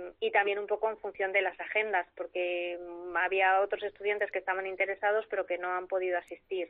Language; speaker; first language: Spanish; native; Spanish